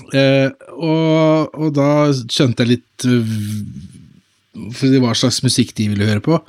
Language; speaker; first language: Norwegian; native; Norwegian